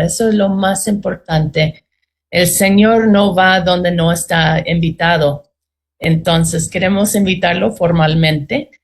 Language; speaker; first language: Spanish; non-native, fluent; English